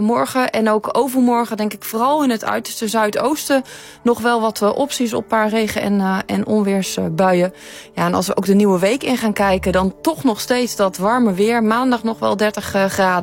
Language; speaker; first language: Dutch; native; Dutch